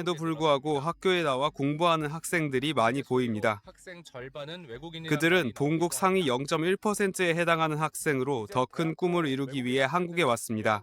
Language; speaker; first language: Korean; native; Korean